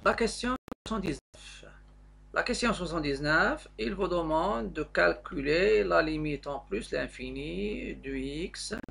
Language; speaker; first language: French; non-native, local second language; Arabic